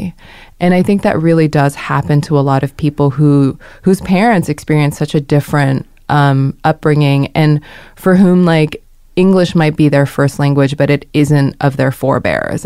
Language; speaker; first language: English; non-native, local second language; Korean